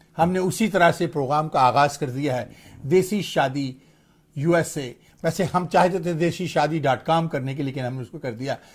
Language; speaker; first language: Urdu; native; Urdu